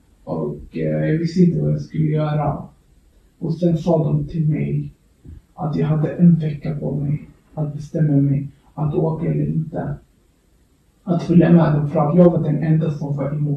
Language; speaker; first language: Swedish; early bilingual, other home language; Kurdish